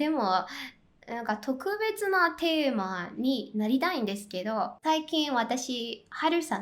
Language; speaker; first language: Japanese; non-native, fluent; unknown